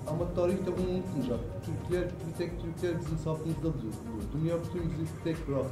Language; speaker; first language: Turkish; non-native, fluent; Arabic